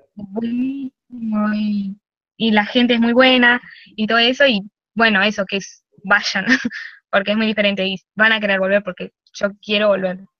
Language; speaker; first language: Spanish; native; Spanish